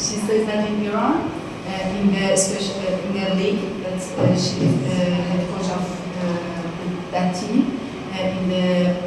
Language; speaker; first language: English; non-native, fluent; Persian